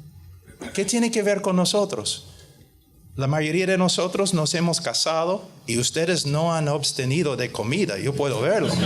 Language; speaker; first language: Spanish; non-native, fluent; English